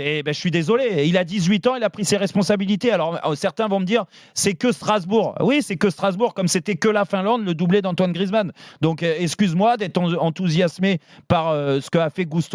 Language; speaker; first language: French; native; French